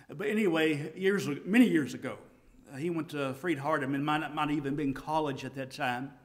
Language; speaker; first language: English; native; English